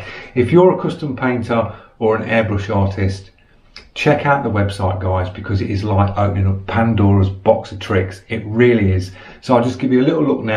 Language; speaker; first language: English; native; English